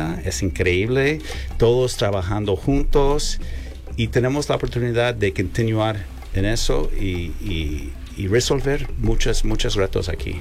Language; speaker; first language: Spanish; non-native, fluent; English